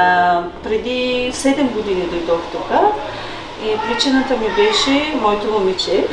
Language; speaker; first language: Bulgarian; non-native, local second language; Turkish